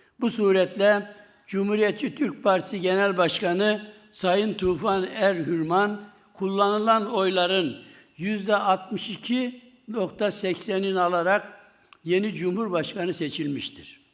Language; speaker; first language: Turkish; native; Turkish